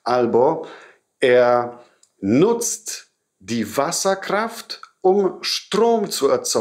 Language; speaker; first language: German; non-native, fluent; Polish